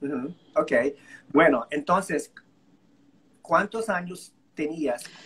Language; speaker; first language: Spanish; non-native, fluent; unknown